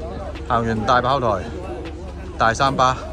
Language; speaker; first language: Chinese; native; Chinese